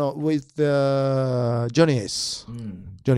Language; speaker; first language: English; non-native, learner; Japanese